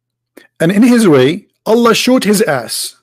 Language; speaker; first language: English; non-native, fluent; Arabic